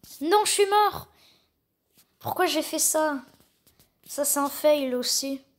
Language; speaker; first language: French; native; French